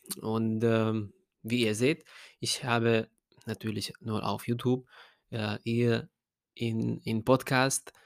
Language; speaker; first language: German; non-native, fluent; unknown